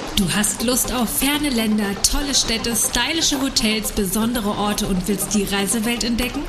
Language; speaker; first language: German; native; German